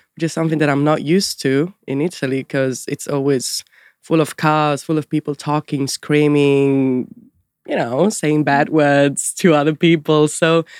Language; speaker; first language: English; non-native, fluent; Italian